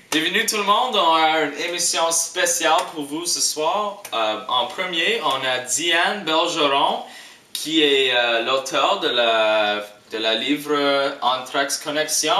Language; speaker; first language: French; non-native, learner; English